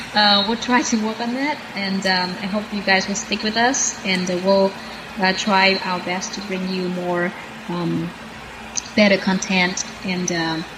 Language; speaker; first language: English; non-native, fluent; Vietnamese